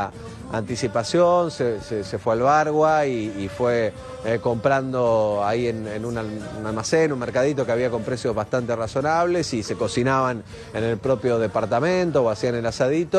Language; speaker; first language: Spanish; native; Spanish